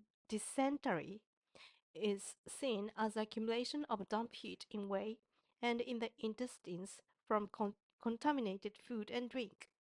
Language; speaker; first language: English; non-native, fluent; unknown